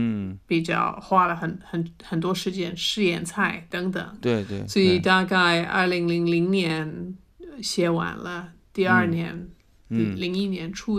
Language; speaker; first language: Chinese; non-native, fluent; English